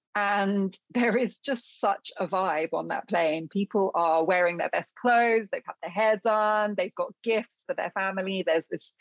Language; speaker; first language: English; early bilingual, other home language; Akan